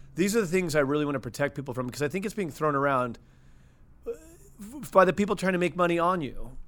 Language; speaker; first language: English; native; English